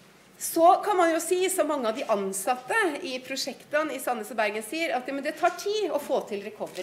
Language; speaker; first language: Norwegian; native; Norwegian